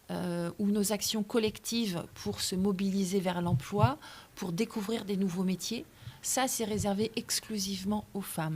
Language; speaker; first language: French; native; French